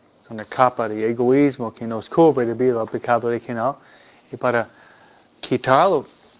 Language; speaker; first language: Spanish; non-native, fluent; English